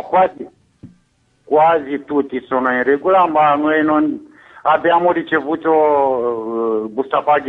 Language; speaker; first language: Italian; non-native, fluent; Romanian